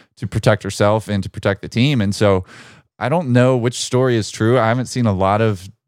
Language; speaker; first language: English; native; English